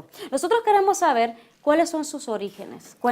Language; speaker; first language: Spanish; native; Spanish